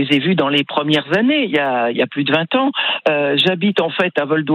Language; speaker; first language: French; native; French